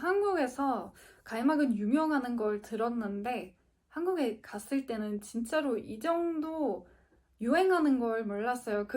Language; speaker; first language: Korean; non-native, fluent; Turkish